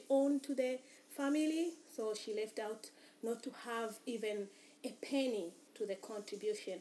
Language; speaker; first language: English; non-native, local second language; Swahili